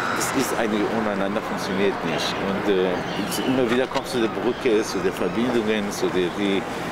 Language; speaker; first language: German; non-native, fluent; Persian